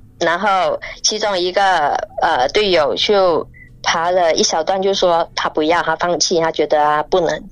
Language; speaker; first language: Chinese; non-native, fluent; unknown